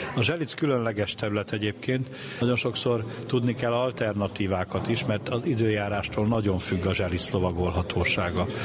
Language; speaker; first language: Hungarian; native; Hungarian